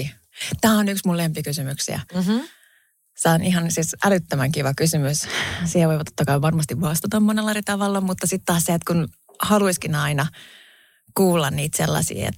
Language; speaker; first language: Finnish; native; Finnish